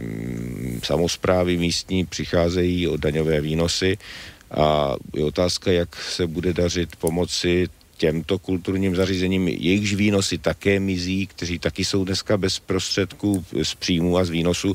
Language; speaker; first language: Czech; native; Czech